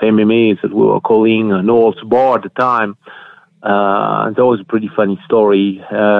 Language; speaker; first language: English; non-native, fluent; French